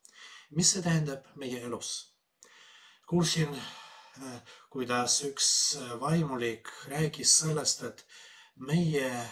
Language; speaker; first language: Estonian; non-native, fluent; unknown